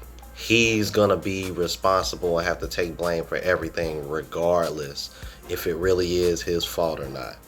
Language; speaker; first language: English; native; English